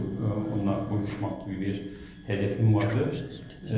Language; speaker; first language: Turkish; native; Turkish